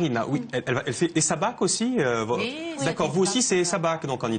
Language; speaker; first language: French; native; French